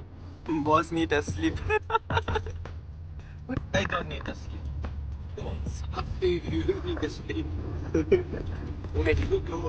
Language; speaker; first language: English; non-native, learner; Nepali